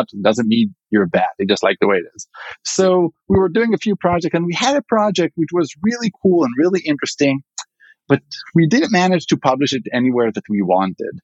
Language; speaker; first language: English; non-native, fluent; Hebrew